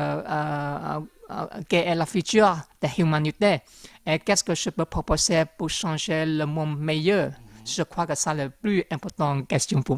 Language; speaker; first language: French; non-native, learner; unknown